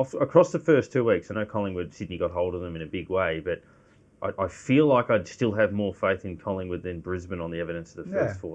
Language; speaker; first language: English; native; English